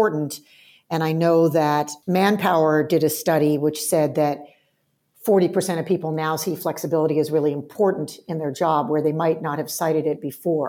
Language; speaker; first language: English; native; English